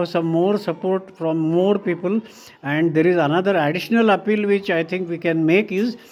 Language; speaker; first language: English; non-native, local second language; Marathi